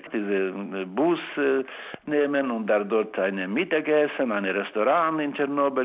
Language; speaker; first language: German; non-native, learner; Ukrainian